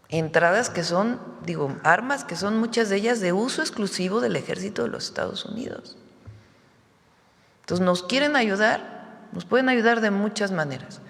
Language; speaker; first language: Spanish; native; Spanish